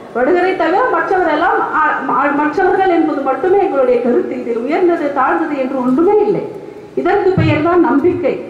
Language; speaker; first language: Tamil; non-native, local second language; Badaga